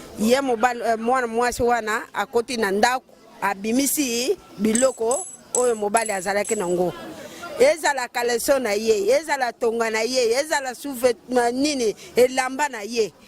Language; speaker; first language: Lingala; non-native, local second language; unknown